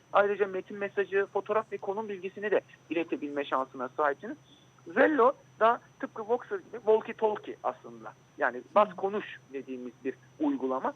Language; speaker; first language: Turkish; native; Turkish